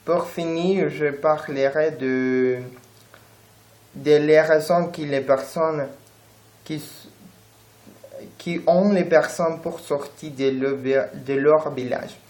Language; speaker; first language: French; non-native, learner; Spanish